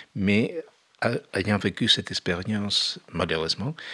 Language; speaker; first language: French; non-native, fluent; Spanish